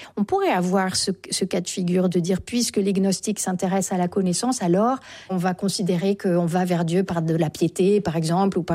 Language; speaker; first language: French; native; French